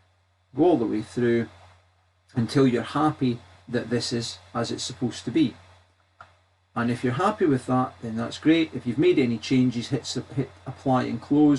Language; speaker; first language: English; native; English